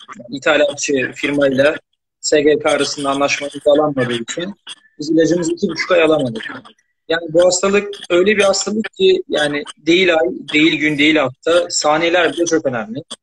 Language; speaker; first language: Turkish; native; Turkish